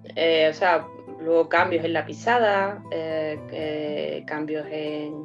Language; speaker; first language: Spanish; native; Spanish